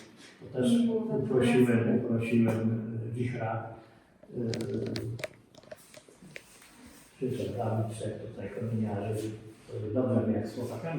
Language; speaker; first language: Polish; native; Polish